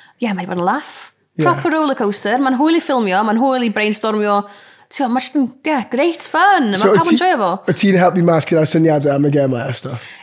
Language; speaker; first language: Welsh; non-native, local second language; English